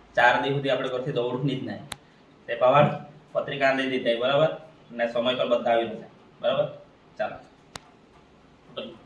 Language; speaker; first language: Gujarati; native; Gujarati